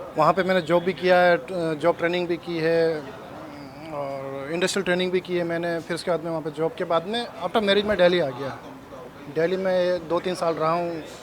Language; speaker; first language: Hindi; native; Hindi